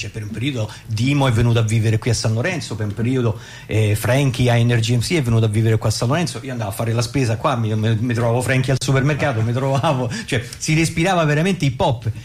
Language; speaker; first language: Italian; native; Italian